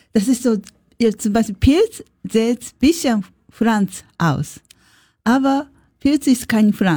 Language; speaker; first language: German; non-native, learner; Japanese